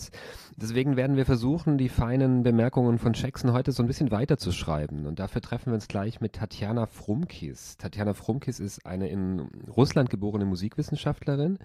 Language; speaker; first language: German; native; German